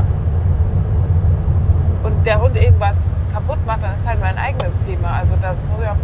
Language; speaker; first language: German; native; German